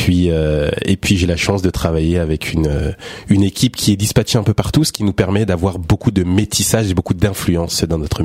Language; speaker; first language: French; native; French